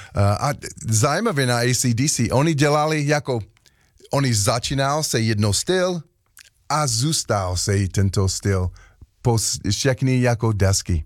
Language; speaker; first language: Czech; non-native, learner; English